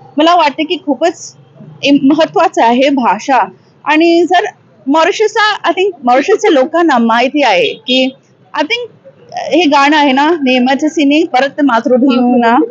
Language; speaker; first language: Marathi; early bilingual, heritage; Marathi